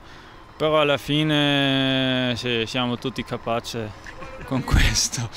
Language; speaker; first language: Italian; non-native, local second language; German